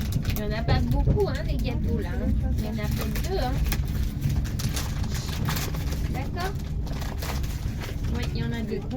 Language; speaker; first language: French; native; French